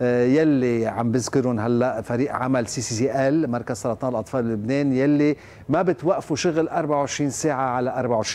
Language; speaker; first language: Arabic; native; Arabic